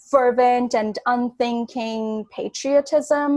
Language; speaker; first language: English; non-native, local second language; Bangla